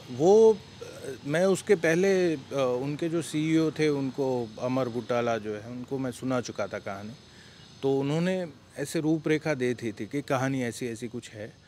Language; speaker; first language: Hindi; non-native, local second language; Gujarati